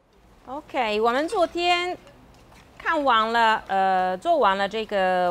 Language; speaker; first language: Chinese; non-native, fluent; Italian